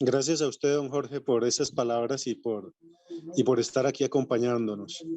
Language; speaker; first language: Spanish; native; Spanish